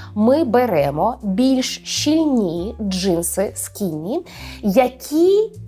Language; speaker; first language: Ukrainian; non-native, local second language; Russian